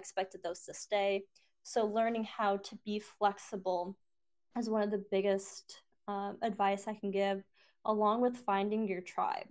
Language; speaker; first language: English; native; English